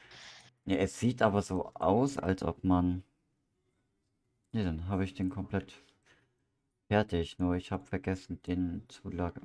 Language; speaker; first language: German; native; German